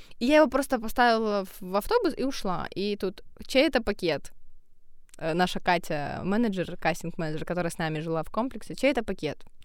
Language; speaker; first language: Russian; native; Russian